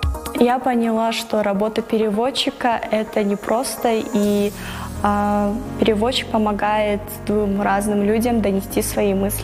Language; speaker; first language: Russian; non-native, local second language; Kyrgyz